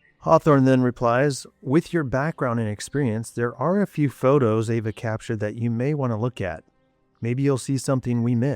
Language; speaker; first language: English; native; English